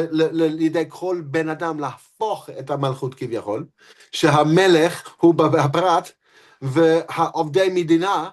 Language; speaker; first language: Hebrew; non-native, fluent; English